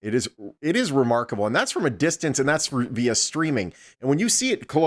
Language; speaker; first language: English; native; English